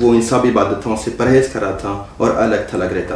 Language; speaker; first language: Urdu; non-native, fluent; French